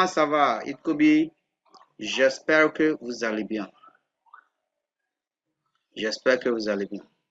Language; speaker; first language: French; non-native, fluent; Akan